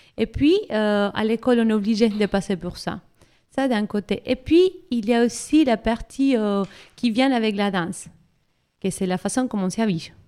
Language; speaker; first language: French; non-native, fluent; Spanish